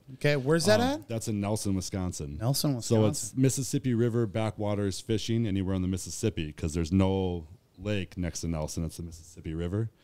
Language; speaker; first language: English; native; English